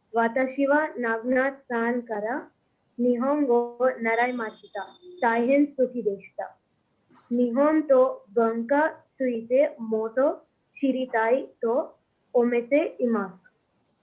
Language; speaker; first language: Japanese; non-native, learner; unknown